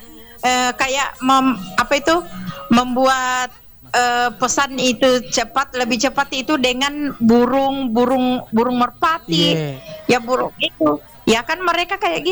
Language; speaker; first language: Indonesian; native; Indonesian